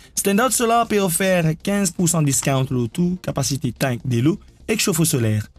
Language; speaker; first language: French; non-native, local second language; Morisyen